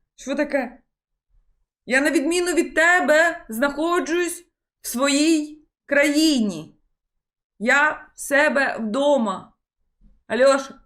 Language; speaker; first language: Ukrainian; native; Ukrainian